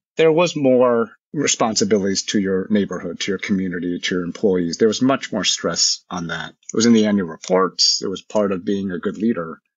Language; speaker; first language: English; early bilingual, other home language; Korean